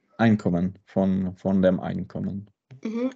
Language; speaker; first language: German; non-native, learner; Czech